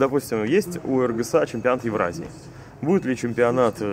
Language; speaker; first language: Russian; native; Russian